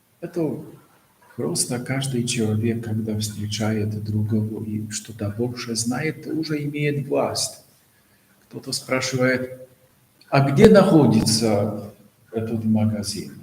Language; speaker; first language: Russian; non-native, fluent; Polish